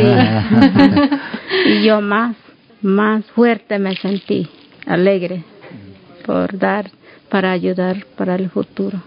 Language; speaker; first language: Spanish; non-native, local second language; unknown